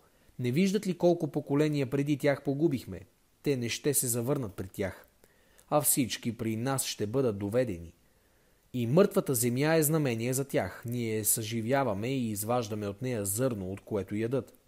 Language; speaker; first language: Bulgarian; native; Bulgarian